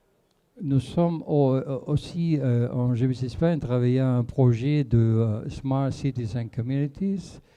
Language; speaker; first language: French; non-native, fluent; Spanish